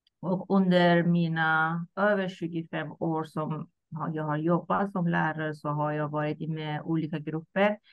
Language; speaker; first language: Swedish; non-native, fluent; Persian